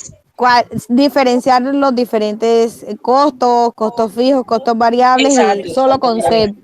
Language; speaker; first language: Spanish; native; Spanish